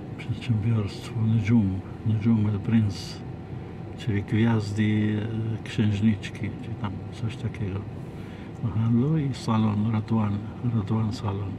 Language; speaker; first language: Polish; non-native, fluent; Arabic